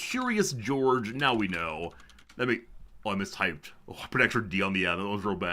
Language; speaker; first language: English; native; English